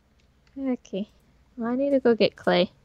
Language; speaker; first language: English; native; English